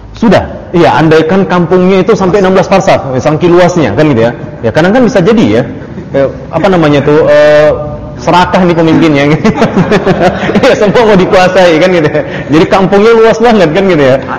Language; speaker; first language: Indonesian; native; Indonesian